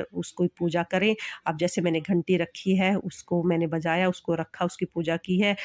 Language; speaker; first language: Hindi; native; Hindi